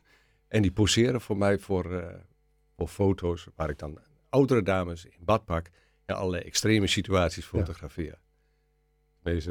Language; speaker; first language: Dutch; native; Dutch